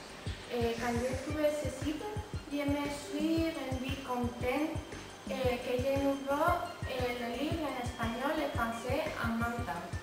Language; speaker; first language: French; non-native, learner; Spanish